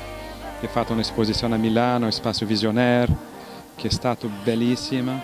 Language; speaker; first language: Italian; non-native, fluent; Portuguese